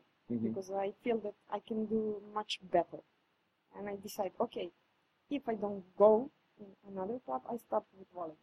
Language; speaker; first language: English; non-native, fluent; Serbian